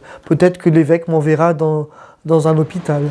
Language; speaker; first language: French; non-native, local second language; Malagasy